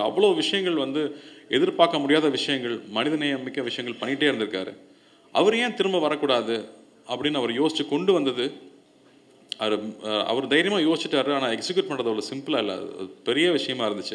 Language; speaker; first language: Tamil; native; Tamil